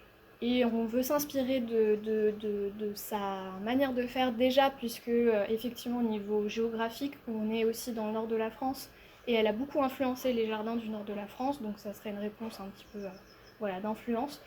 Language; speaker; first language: French; native; French